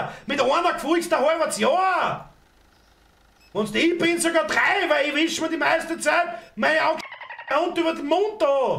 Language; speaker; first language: German; native; German